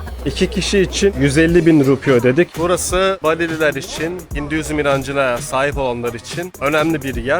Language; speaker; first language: Turkish; native; Turkish